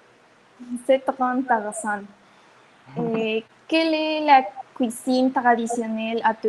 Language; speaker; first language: French; non-native, learner; Spanish